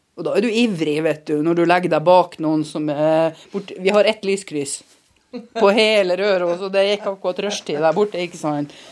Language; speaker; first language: Norwegian; native; Norwegian